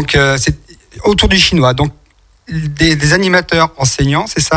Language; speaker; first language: French; native; French